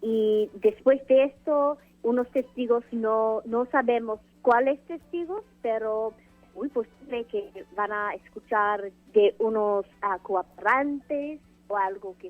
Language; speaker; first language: Spanish; non-native, fluent; English